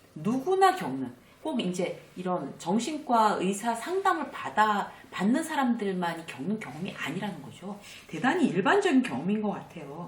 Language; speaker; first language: Korean; native; Korean